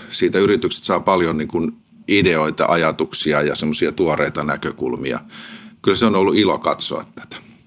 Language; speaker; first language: Finnish; native; Finnish